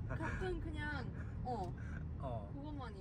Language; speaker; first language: Korean; non-native, learner; Swedish